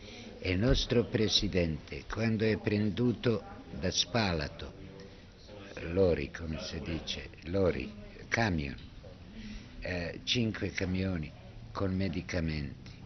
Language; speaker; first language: Italian; non-native, learner; Bosnian